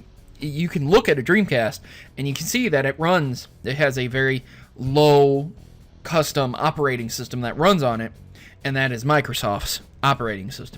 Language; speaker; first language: English; native; English